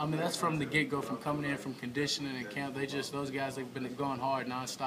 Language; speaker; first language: English; native; English